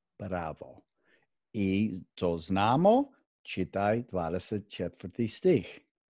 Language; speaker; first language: Croatian; early bilingual, heritage; Croatian